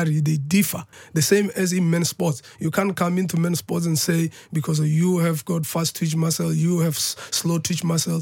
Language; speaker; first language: English; non-native, local second language; Northern Sotho